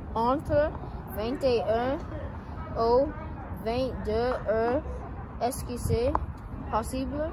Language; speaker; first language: French; non-native, learner; English